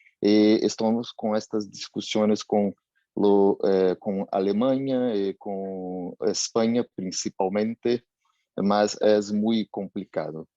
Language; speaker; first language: Spanish; non-native, learner; Portuguese